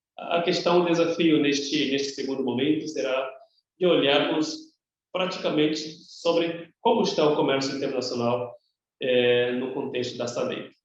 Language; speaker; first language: Portuguese; native; Portuguese